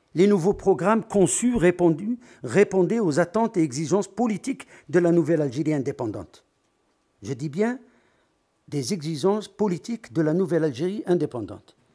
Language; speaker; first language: French; non-native, local second language; Arabic